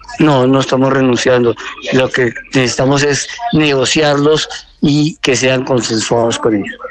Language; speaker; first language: Spanish; native; Spanish